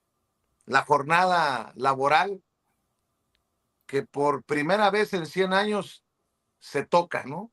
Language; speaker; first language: Spanish; native; Spanish